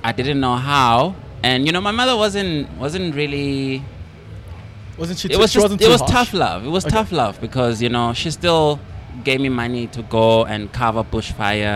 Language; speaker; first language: English; non-native, local second language; Swati